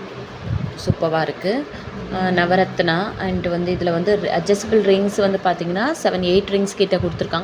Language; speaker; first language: Tamil; native; Tamil